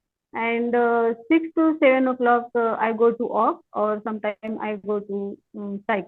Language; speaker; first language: English; non-native, learner; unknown